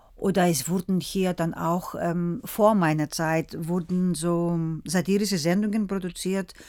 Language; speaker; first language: German; early bilingual, other home language; Greek